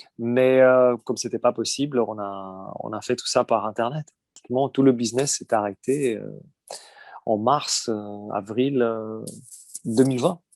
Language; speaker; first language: French; early bilingual, other home language; Romanian